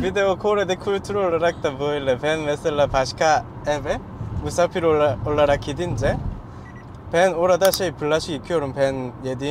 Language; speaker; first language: Turkish; non-native, learner; Korean